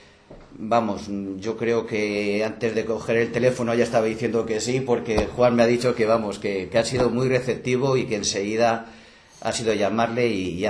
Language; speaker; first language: Spanish; native; Spanish